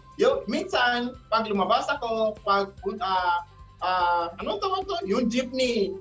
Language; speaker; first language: Filipino; non-native, learner; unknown